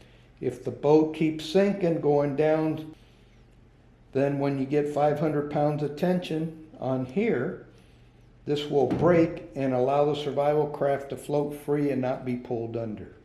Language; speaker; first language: English; native; English